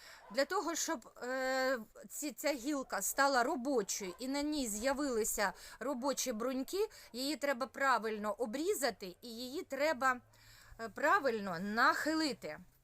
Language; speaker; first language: Ukrainian; non-native, local second language; Russian